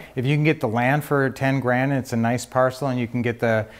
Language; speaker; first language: English; native; English